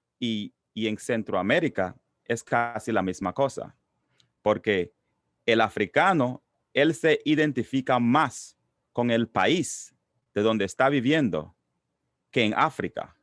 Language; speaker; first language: Spanish; non-native, local second language; English